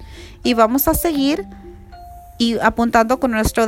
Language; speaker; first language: Spanish; early bilingual, heritage; Spanish